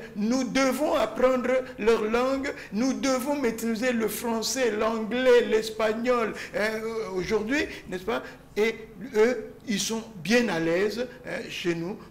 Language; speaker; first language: French; non-native, local second language; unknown